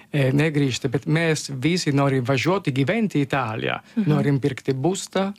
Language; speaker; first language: Lithuanian; non-native, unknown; Italian